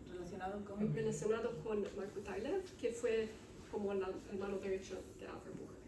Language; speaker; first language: Spanish; non-native, learner; Romanian